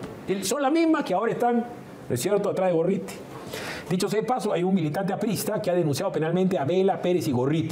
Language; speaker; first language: Spanish; native; Spanish